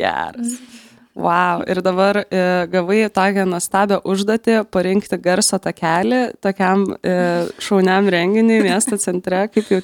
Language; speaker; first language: Lithuanian; native; Lithuanian